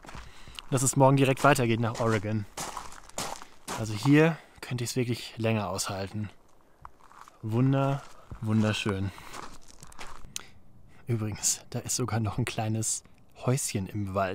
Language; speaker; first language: German; native; German